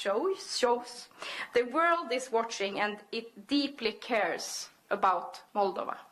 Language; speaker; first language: English; non-native, fluent; Swedish